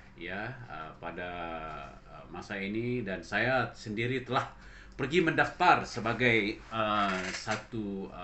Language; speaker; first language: Malay; non-native, local second language; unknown